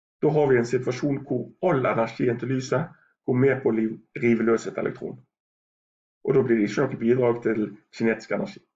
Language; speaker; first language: Norwegian; native; Norwegian